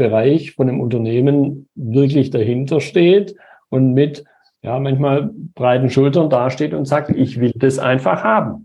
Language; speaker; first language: German; native; German